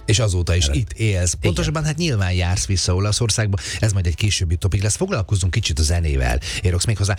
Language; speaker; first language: Hungarian; native; Hungarian